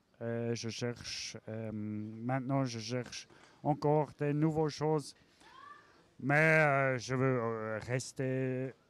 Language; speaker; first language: French; non-native, learner; German